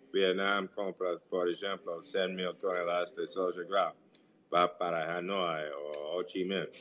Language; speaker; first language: Portuguese; non-native, learner; English